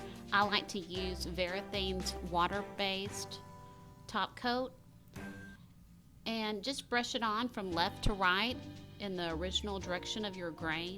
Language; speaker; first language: English; native; English